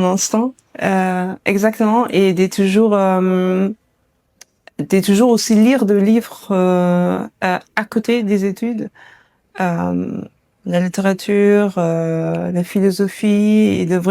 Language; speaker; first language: French; non-native, learner; German